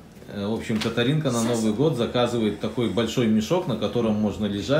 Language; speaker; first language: Russian; native; Russian